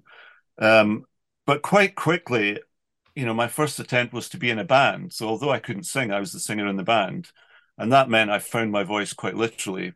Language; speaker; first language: English; native; English